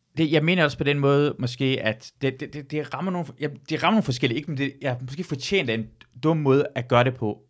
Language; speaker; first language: Danish; early bilingual, other home language; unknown